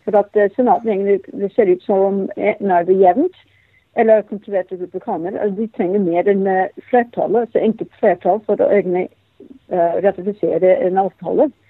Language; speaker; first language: Norwegian; non-native, fluent; English